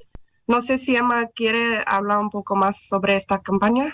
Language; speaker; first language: Spanish; non-native, fluent; English